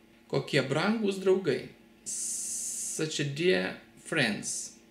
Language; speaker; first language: English; non-native, fluent; Lithuanian